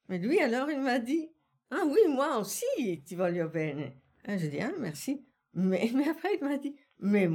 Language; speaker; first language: French; non-native, fluent; Italian